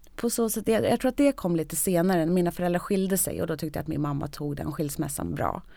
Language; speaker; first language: Swedish; native; Swedish